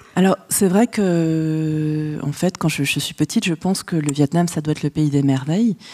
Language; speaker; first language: French; early bilingual, other home language; Vietnamese